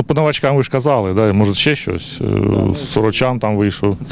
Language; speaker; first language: Ukrainian; native; Ukrainian